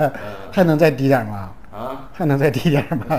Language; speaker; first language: Chinese; native; Chinese